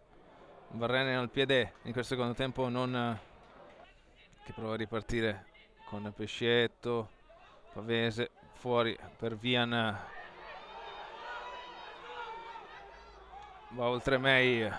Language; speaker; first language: Italian; native; Italian